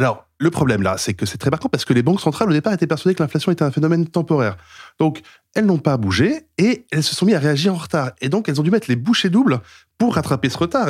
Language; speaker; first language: French; native; French